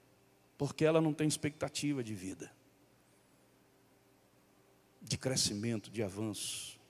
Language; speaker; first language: Portuguese; native; Portuguese